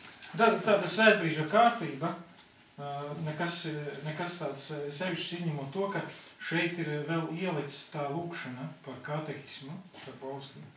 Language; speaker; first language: Latvian; native; Latvian